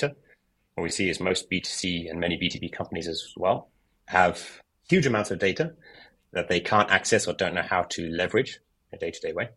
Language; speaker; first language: English; native; English